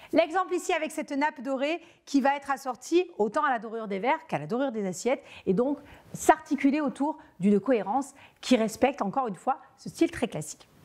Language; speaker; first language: French; native; French